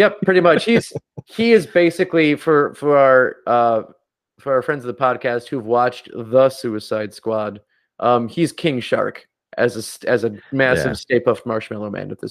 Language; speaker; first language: English; native; English